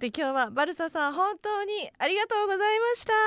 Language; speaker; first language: Japanese; native; Japanese